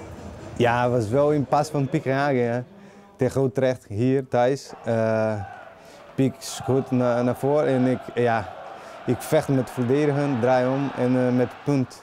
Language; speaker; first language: Dutch; non-native, learner; Portuguese